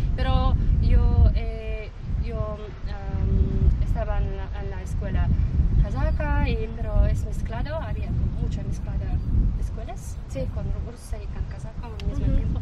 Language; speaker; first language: Spanish; non-native, learner; Kazakh